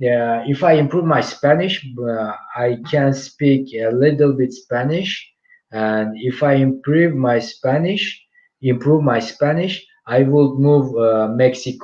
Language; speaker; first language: English; non-native, fluent; Turkish